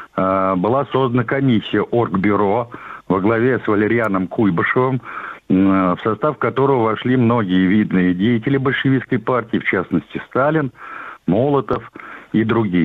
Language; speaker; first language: Russian; native; Russian